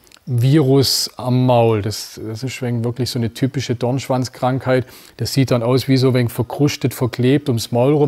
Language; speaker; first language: German; native; German